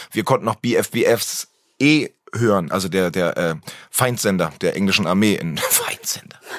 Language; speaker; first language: German; native; German